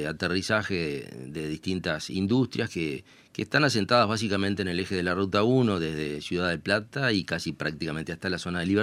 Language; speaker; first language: Spanish; native; Spanish